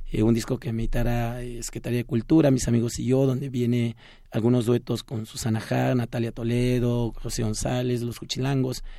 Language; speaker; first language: Spanish; non-native, local second language; Zapotec